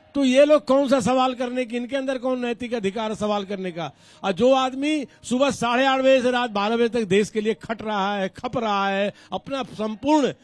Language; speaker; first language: Hindi; native; Hindi